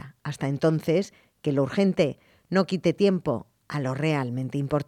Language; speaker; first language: Spanish; native; Spanish